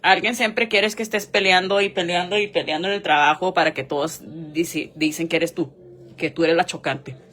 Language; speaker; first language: Spanish; early bilingual, heritage; Spanish